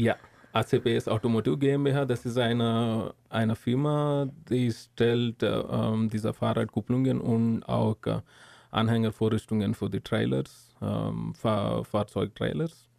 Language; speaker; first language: German; non-native, learner; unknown